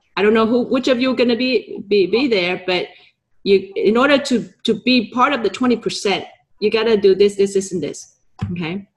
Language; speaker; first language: English; non-native, fluent; Vietnamese